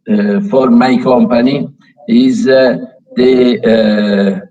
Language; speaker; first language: English; non-native, learner; Italian